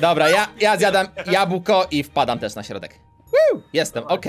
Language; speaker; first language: Polish; native; Polish